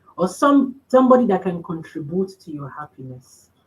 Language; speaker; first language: English; non-native, local second language; Yoruba